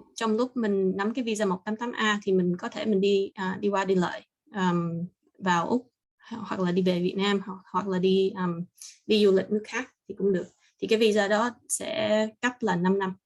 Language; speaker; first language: Vietnamese; early bilingual, heritage; Vietnamese